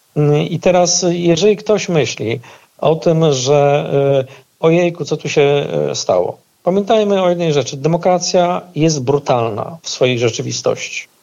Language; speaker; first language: Polish; native; Polish